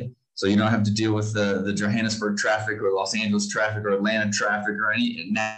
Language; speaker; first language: English; native; English